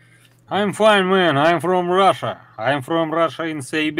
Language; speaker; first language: English; non-native, learner; Russian